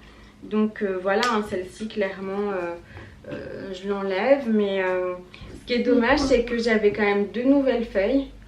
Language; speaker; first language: French; native; French